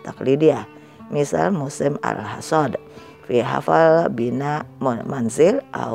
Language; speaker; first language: Arabic; non-native, fluent; Indonesian